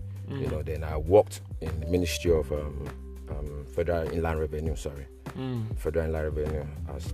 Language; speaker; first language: English; non-native, local second language; Yoruba